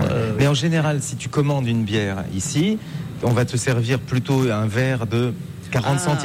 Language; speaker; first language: French; native; French